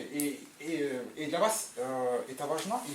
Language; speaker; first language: Russian; non-native, fluent; French